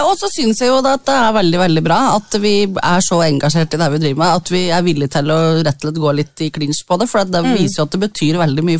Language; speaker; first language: Norwegian; native; Norwegian